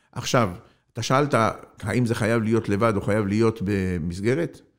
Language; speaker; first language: Hebrew; non-native, fluent; Arabic